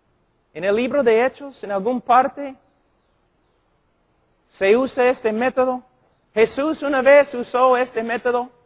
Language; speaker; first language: Spanish; non-native, fluent; English